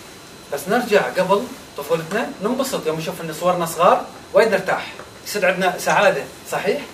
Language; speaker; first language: Arabic; native; Arabic